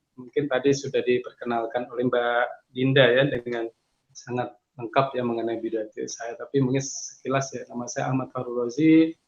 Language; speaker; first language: Indonesian; native; Indonesian